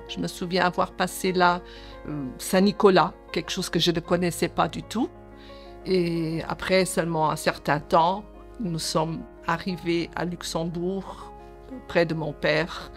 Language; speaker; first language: French; early bilingual, other home language; Portuguese